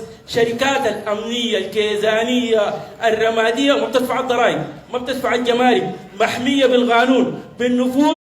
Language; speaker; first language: Arabic; native; Arabic